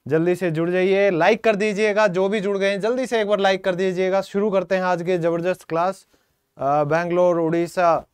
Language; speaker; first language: Hindi; native; Hindi